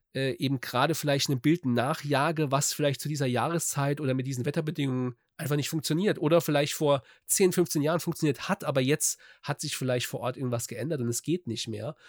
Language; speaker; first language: German; native; German